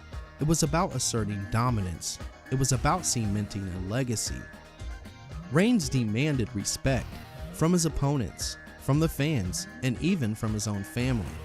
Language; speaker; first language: English; native; English